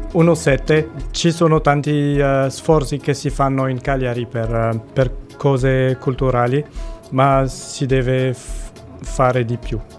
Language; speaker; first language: Italian; non-native, fluent; Arabic